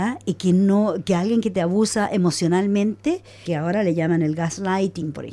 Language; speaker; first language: Spanish; native; Spanish